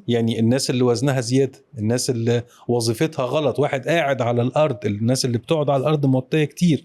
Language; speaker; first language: Arabic; native; Arabic